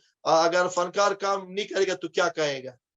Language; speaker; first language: Hindi; non-native, fluent; Pashto